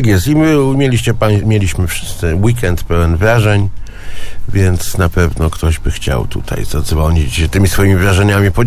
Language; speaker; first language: Polish; native; Polish